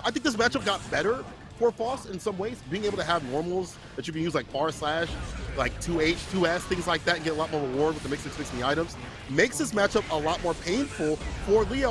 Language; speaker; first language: English; native; English